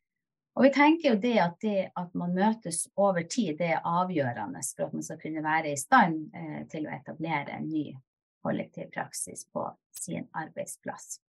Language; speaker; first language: Norwegian; native; Norwegian